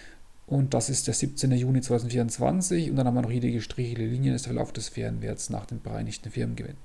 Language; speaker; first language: German; native; German